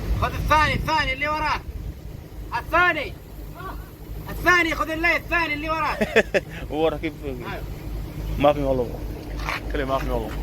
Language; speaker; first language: Arabic; non-native, learner; Filipino